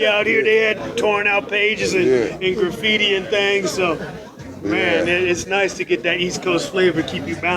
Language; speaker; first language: English; native; English